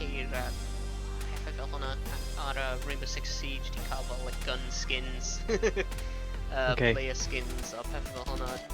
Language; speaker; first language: Welsh; non-native, local second language; English